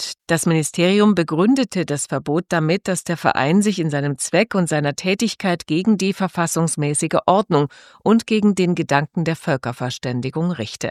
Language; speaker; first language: German; native; German